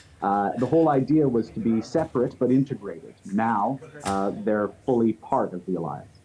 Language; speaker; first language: English; native; English